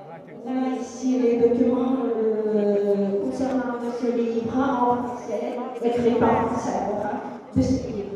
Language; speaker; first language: French; non-native, learner; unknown